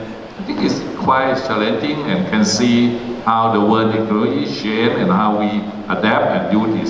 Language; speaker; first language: English; non-native, learner; Thai